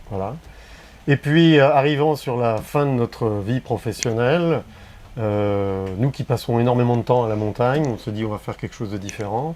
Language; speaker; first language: French; native; French